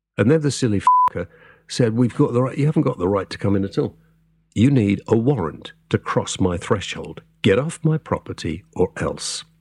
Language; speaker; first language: English; native; English